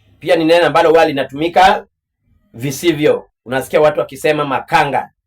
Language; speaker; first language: Swahili; non-native, local second language; Luyia